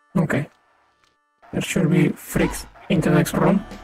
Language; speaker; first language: English; non-native, fluent; Spanish